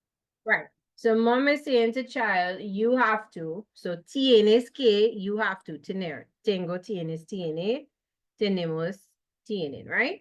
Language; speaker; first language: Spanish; non-native, fluent; English